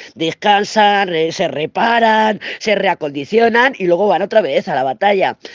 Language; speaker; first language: Spanish; native; Spanish